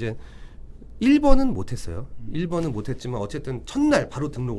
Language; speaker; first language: Korean; native; Korean